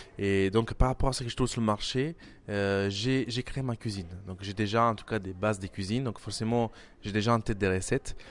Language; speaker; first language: French; non-native, fluent; Italian